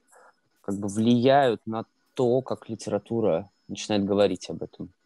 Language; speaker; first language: Russian; native; Russian